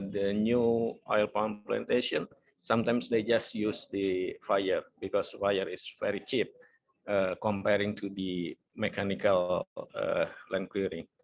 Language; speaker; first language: English; non-native, fluent; Indonesian